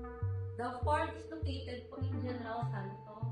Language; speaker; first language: English; non-native, local second language; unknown